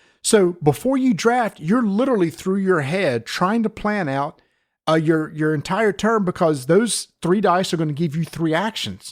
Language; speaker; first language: English; native; English